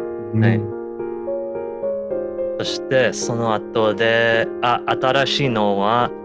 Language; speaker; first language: Japanese; non-native, learner; English